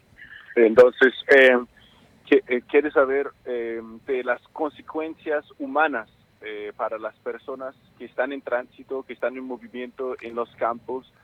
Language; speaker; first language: Spanish; non-native, fluent; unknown